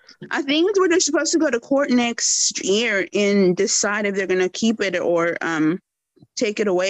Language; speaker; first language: English; early bilingual, other home language; Spanish